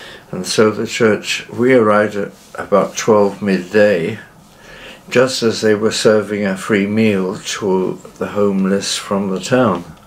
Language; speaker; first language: English; native; English